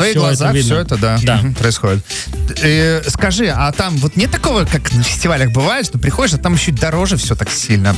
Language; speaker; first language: Russian; native; Russian